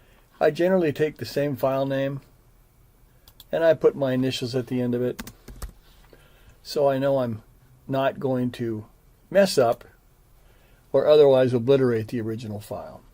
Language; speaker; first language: English; native; English